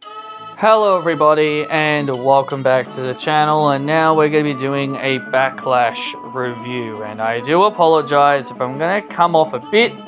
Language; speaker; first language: English; native; English